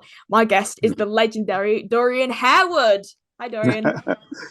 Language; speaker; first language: English; native; English